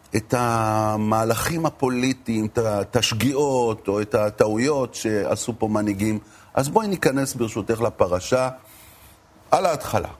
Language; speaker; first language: Hebrew; native; Hebrew